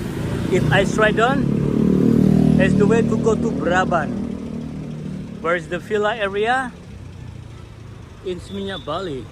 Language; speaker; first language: English; non-native, local second language; Indonesian